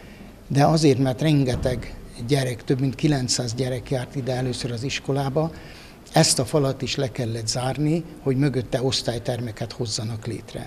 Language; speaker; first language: Hungarian; native; Hungarian